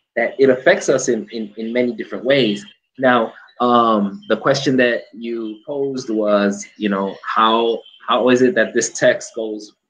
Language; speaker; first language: English; native; English